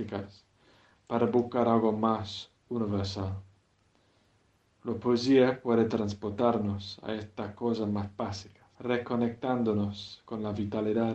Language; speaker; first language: Spanish; non-native, fluent; English